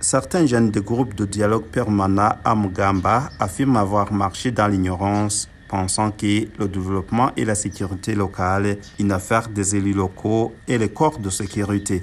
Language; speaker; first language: French; non-native, local second language; Rundi